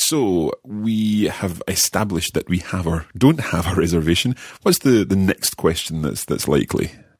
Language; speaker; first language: English; native; English